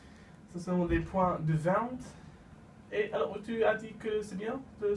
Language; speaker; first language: French; non-native, learner; Dutch